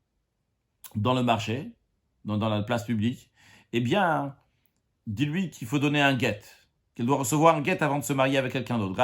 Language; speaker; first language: French; native; French